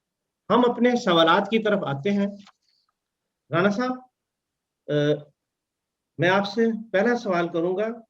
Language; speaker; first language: Urdu; native; Urdu